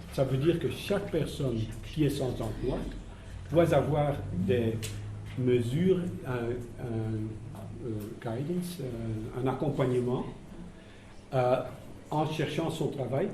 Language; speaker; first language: French; non-native, local second language; Dutch